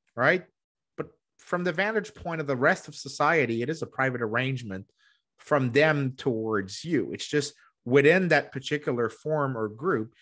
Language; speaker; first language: English; native; English